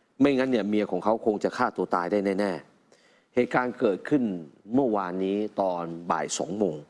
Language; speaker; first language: Thai; native; Thai